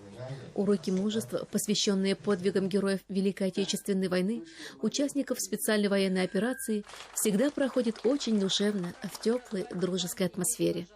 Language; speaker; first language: Russian; native; Russian